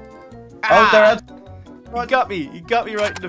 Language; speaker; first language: English; native; English